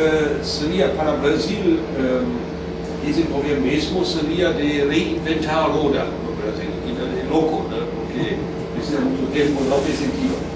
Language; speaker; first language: Portuguese; non-native, fluent; German